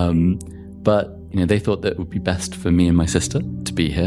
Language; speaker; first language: English; native; English